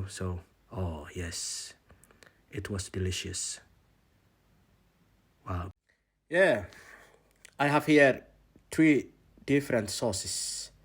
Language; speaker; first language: English; non-native, fluent; Somali